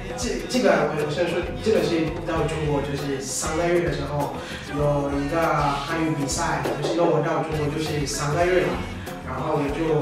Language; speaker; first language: Chinese; non-native, fluent; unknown